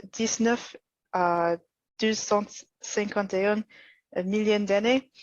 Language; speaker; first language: French; non-native, learner; English